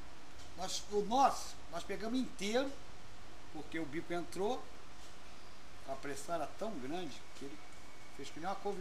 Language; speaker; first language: Portuguese; native; Portuguese